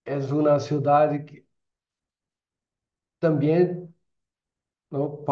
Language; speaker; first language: Spanish; non-native, fluent; Portuguese